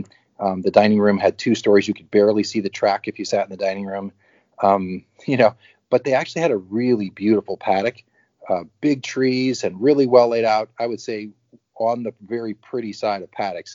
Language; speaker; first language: English; native; English